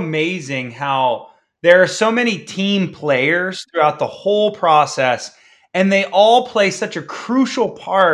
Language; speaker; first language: English; native; English